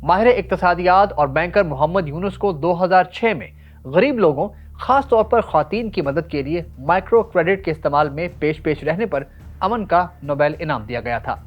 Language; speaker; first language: Urdu; native; Urdu